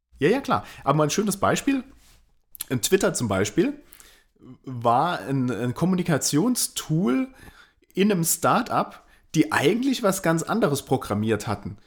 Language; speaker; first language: German; native; German